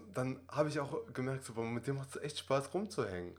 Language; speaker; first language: German; early bilingual, other home language; Russian